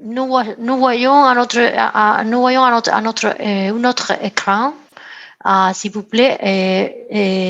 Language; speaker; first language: French; non-native, learner; Spanish